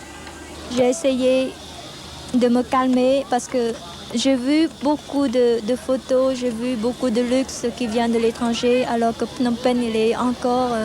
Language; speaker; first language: French; non-native, fluent; Khmer